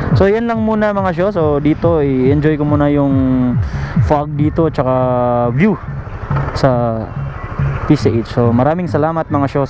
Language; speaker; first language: Filipino; non-native, local second language; Cebuano